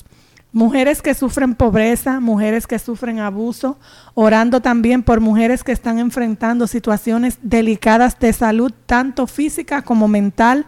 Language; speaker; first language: Spanish; native; Spanish